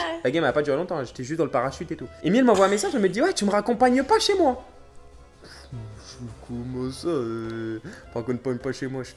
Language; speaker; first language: French; native; French